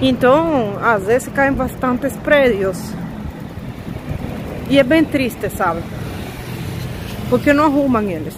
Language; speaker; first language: Portuguese; non-native, fluent; Spanish